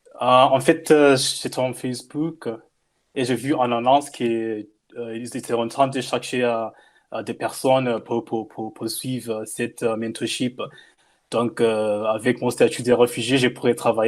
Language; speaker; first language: French; non-native, fluent; English